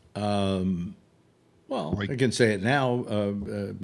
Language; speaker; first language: English; native; English